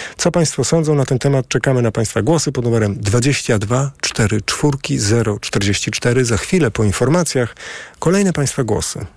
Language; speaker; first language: Polish; native; Polish